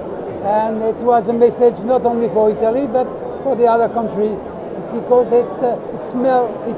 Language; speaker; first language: English; non-native, fluent; French